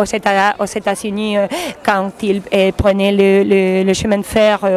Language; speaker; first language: French; non-native, learner; Spanish